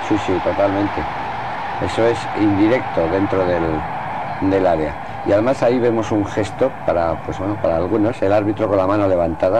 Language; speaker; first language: Spanish; native; Spanish